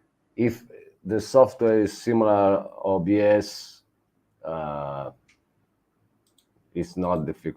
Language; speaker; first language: English; non-native, learner; Italian